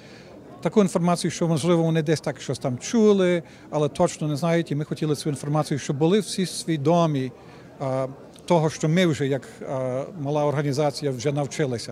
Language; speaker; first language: Ukrainian; early bilingual, heritage; Ukrainian